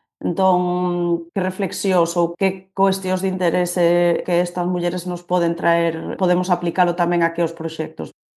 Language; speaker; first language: Galician; native; Galician